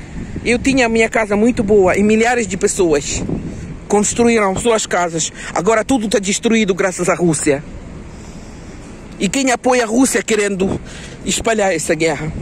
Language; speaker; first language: Portuguese; non-native, fluent; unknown